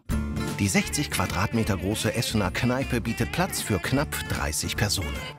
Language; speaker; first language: German; native; German